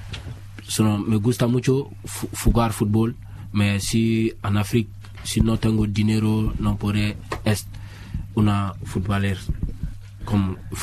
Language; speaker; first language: Spanish; non-native, learner; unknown